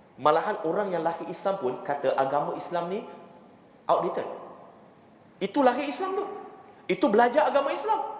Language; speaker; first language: Malay; non-native, local second language; Chinese